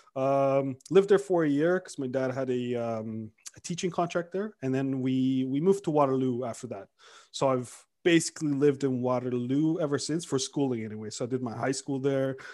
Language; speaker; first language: English; early bilingual, other home language; Romanian